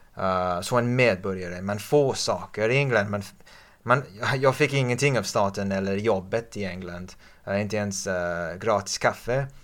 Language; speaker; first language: Swedish; non-native, fluent; English